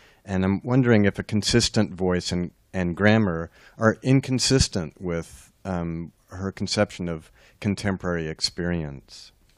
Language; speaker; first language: English; native; English